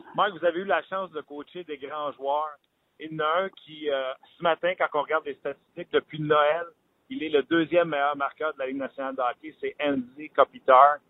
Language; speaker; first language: French; native; French